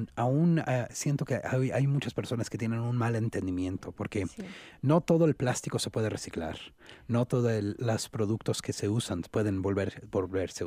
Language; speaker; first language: Spanish; native; Spanish